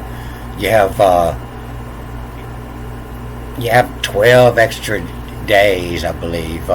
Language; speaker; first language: English; native; English